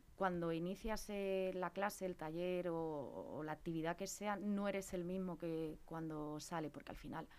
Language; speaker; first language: Spanish; native; Spanish